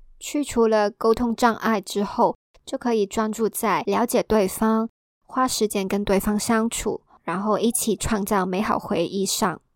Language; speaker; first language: Chinese; non-native, local second language; Cantonese